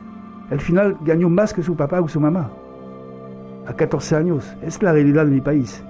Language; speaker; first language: Spanish; non-native, fluent; French